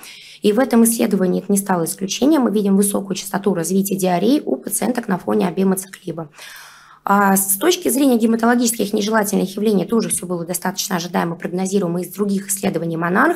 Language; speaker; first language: Russian; native; Russian